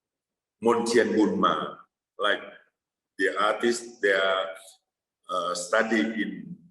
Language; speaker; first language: English; non-native, fluent; Thai